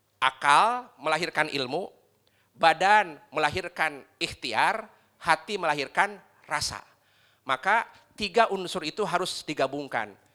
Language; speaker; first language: Indonesian; non-native, local second language; Sundanese